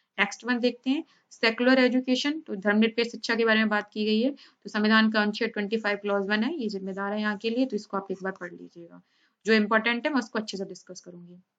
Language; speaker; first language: Hindi; native; Hindi